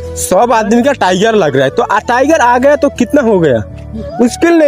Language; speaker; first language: Hindi; non-native, learner; Bangla